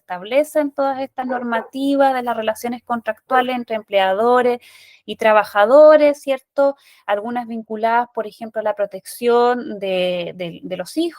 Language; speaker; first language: Spanish; native; Spanish